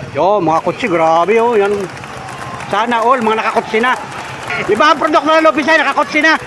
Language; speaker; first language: Filipino; native; Filipino